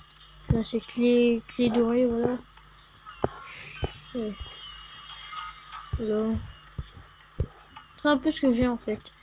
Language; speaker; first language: French; native; French